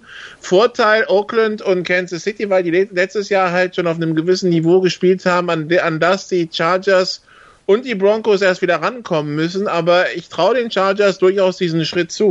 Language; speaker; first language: German; native; German